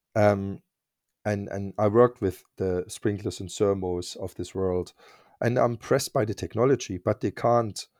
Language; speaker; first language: English; non-native, fluent; German